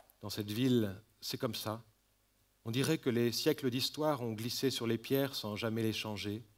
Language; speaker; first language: French; native; French